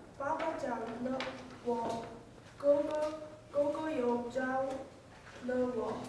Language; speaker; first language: Chinese; non-native, learner; Mongolian